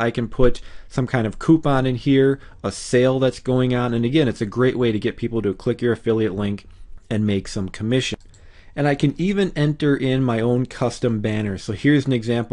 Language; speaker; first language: English; native; English